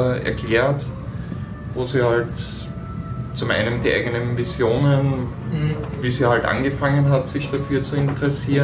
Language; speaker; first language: German; native; German